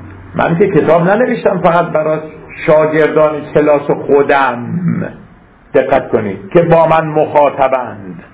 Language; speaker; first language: Persian; native; Persian